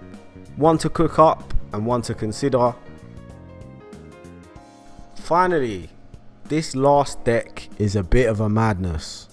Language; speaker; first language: English; native; English